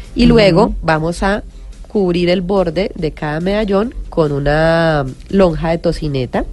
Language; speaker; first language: Spanish; native; Spanish